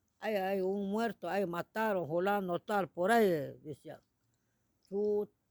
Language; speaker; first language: Spanish; non-native, local second language; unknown